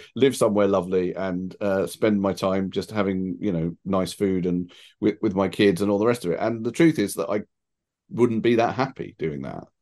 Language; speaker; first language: English; native; English